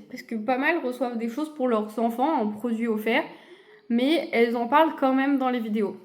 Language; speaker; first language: French; native; French